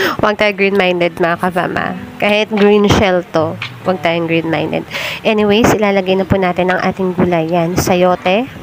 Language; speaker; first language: Filipino; non-native, local second language; Aklanon